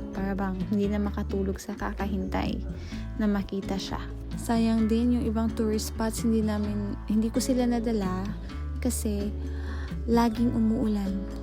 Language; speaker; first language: Filipino; non-native, local second language; Cebuano